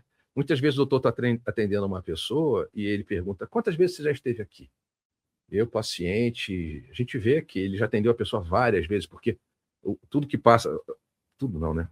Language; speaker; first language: Portuguese; native; Portuguese